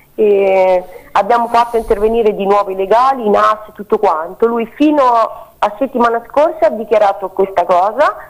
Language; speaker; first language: Italian; native; Italian